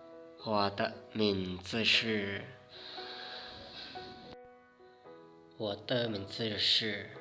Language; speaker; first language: Chinese; non-native, fluent; Hmong